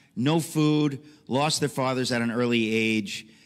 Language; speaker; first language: English; native; English